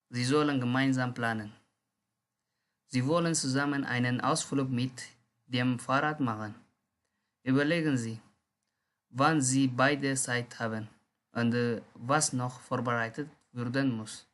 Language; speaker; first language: German; non-native, learner; Tigrinya